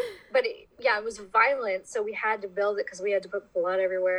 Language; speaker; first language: English; native; English